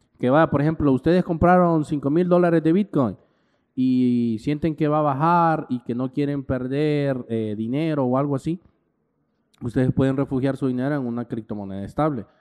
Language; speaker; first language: Spanish; native; Spanish